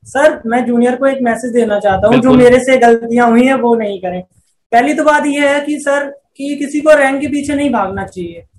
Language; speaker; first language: Hindi; native; Hindi